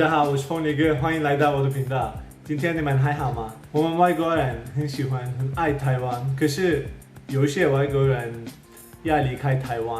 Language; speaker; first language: Chinese; non-native, fluent; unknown